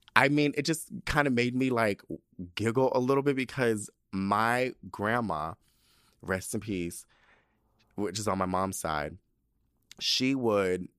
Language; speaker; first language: English; early bilingual, other home language; Spanish